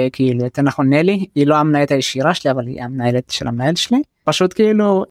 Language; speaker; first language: Hebrew; early bilingual, other home language; Amharic